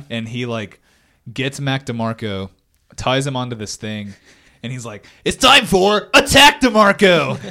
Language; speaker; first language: English; native; English